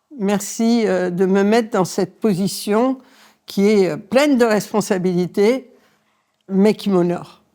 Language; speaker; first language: French; early bilingual, other home language; Spanish